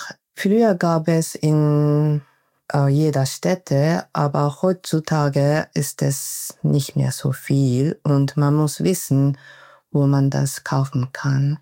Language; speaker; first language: German; non-native, fluent; Japanese